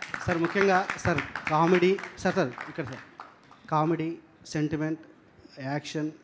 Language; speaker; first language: Telugu; native; Telugu